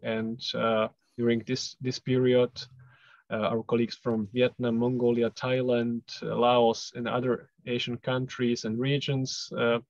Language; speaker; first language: English; non-native, fluent; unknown